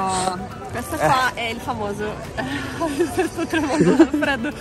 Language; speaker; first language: Italian; native; Italian